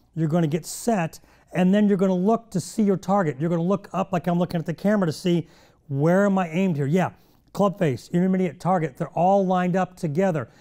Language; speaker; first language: English; native; English